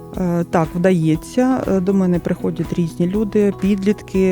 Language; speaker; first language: Ukrainian; non-native, local second language; Russian